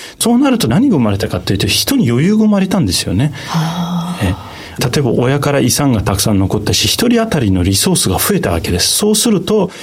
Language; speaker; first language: Japanese; non-native, fluent; Turkish